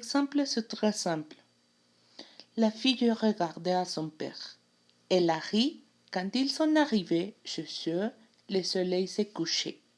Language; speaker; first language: French; non-native, learner; Spanish